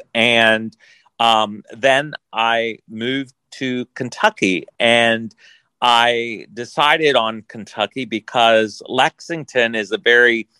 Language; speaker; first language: English; native; English